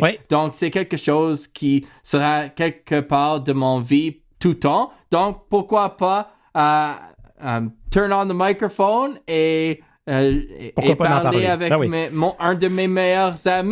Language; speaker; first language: French; non-native, learner; English